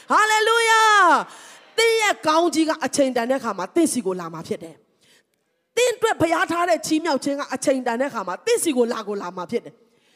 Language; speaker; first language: Burmese; non-native, local second language; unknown